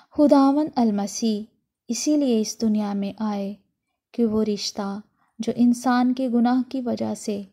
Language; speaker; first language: Urdu; non-native, local second language; Punjabi